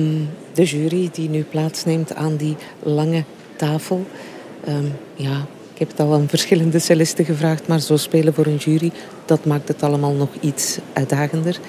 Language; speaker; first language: Dutch; native; Dutch